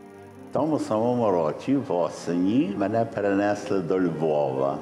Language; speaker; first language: Ukrainian; early bilingual, heritage; Ukrainian